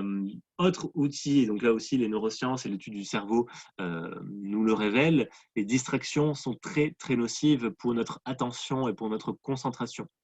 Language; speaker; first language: French; native; French